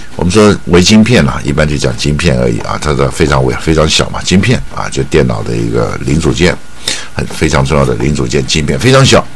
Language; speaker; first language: Chinese; native; Chinese